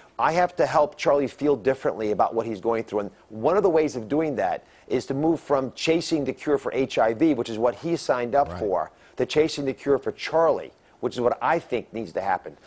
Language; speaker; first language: English; native; English